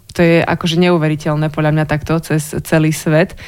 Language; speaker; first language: Slovak; native; Slovak